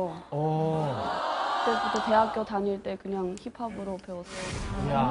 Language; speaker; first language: Korean; non-native, fluent; Chinese